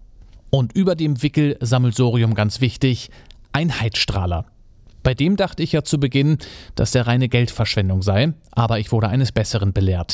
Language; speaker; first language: German; native; German